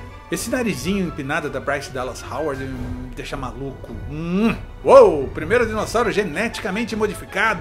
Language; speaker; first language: Portuguese; native; Portuguese